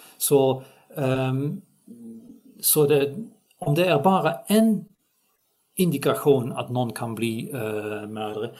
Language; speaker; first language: Swedish; non-native, fluent; Dutch